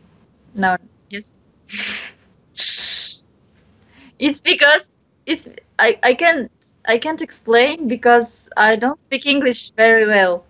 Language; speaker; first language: English; non-native, learner; Bashkir